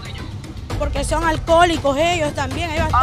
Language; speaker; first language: Spanish; native; Spanish